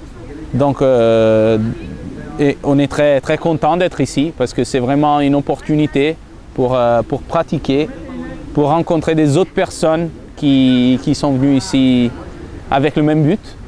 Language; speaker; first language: French; non-native, fluent; Italian